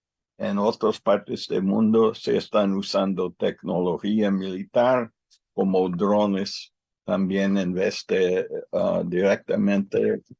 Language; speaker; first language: Spanish; non-native, learner; English